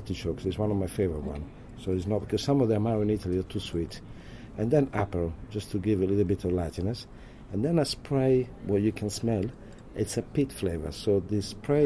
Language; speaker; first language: English; non-native, fluent; Italian